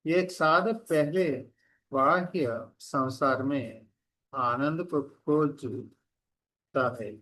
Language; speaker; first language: Hindi; non-native, local second language; Telugu